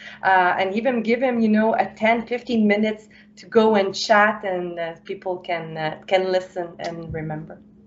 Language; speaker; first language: English; non-native, local second language; French